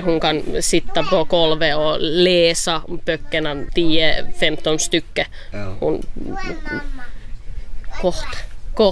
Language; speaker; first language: Swedish; non-native, local second language; Finnish